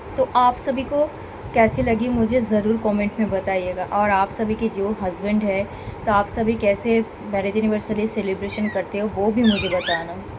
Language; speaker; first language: Hindi; non-native, local second language; Bangla